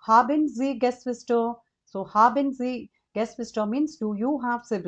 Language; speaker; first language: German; non-native, fluent; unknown